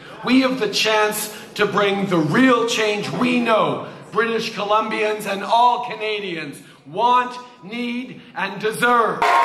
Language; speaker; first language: English; native; English